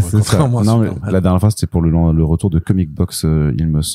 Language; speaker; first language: French; native; French